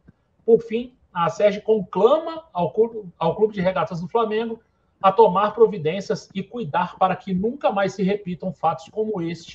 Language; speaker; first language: Portuguese; native; Portuguese